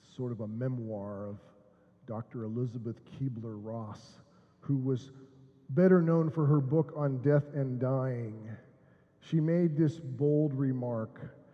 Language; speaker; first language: English; native; English